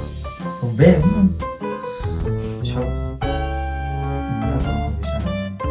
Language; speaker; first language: German; non-native, learner; Japanese